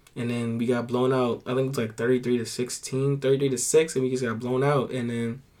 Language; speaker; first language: English; native; English